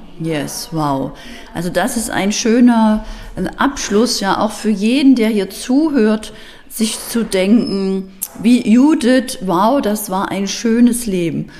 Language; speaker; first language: German; native; German